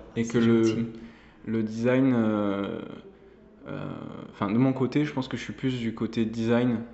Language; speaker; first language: French; native; French